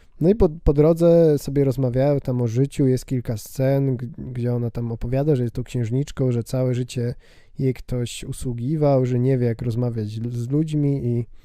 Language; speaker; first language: Polish; native; Polish